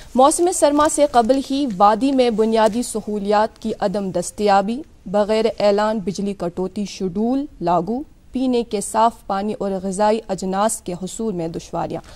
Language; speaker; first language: Hindi; non-native, local second language; Kashmiri